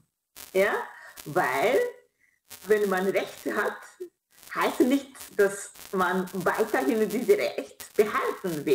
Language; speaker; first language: German; non-native, fluent; Kinyarwanda